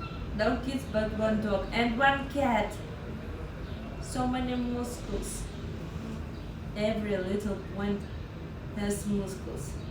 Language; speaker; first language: English; non-native, learner; Russian